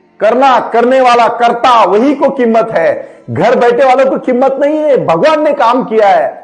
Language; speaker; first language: Hindi; non-native, local second language; Marathi